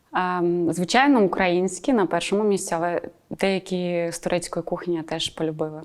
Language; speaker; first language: Ukrainian; non-native, local second language; Russian